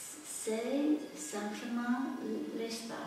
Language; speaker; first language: French; non-native, fluent; English